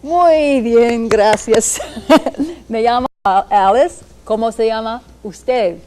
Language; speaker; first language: Spanish; non-native, learner; English